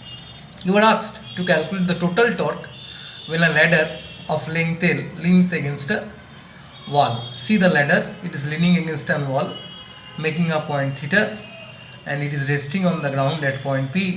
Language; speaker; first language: English; non-native, local second language; Bangla